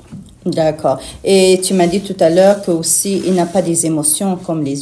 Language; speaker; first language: French; native; French